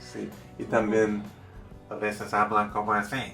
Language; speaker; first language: Spanish; non-native, learner; English